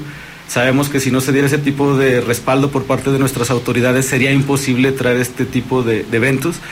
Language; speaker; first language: Spanish; native; Spanish